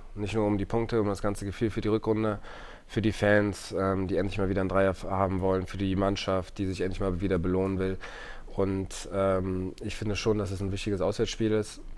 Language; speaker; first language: German; native; German